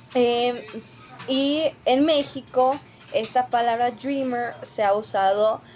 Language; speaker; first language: Spanish; early bilingual, heritage; Spanish